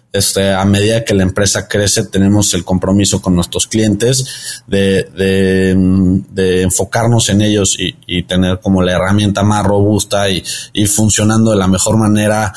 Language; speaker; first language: Spanish; early bilingual, heritage; Spanish